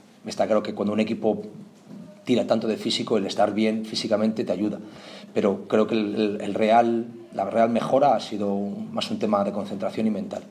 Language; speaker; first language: Spanish; native; Spanish